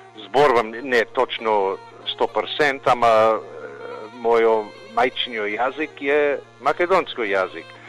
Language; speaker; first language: Macedonian; early bilingual, heritage; Macedonian